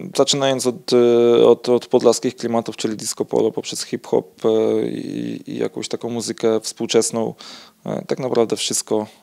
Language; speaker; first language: Polish; native; Polish